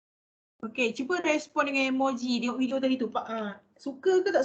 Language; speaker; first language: Malay; native; Malay